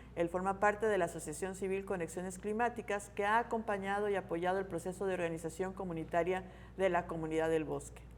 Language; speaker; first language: Spanish; native; Spanish